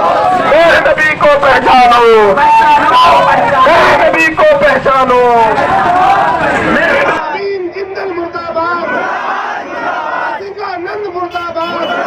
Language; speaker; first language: Hindi; native; Hindi